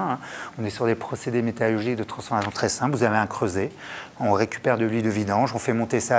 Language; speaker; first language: French; native; French